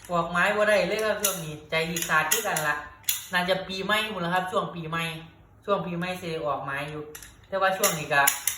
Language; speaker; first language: Thai; native; Thai